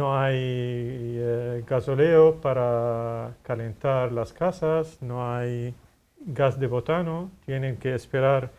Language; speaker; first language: Spanish; non-native, fluent; Arabic